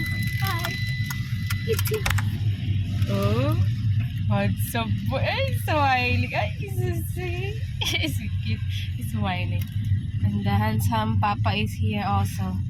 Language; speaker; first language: English; non-native, local second language; Filipino